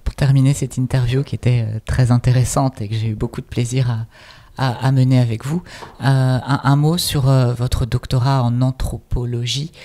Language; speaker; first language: French; native; French